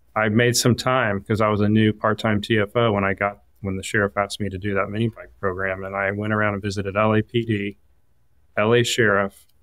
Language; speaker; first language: English; native; English